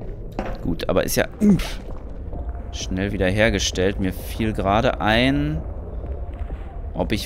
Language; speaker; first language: German; native; German